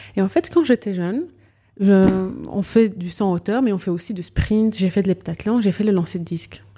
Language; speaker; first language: French; non-native, local second language; Arabic